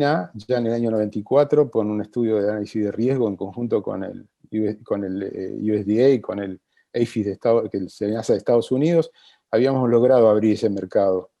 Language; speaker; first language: Spanish; native; Spanish